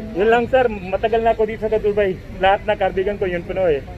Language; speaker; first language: Filipino; non-native, learner; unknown